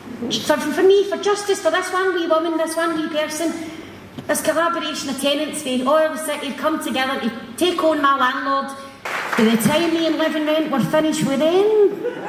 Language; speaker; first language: English; native; English